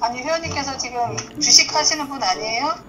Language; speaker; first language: Korean; native; Korean